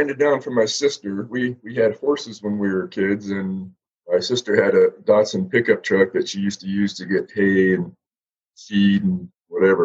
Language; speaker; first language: English; native; English